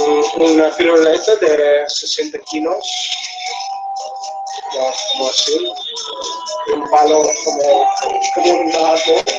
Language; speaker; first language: Spanish; non-native, fluent; English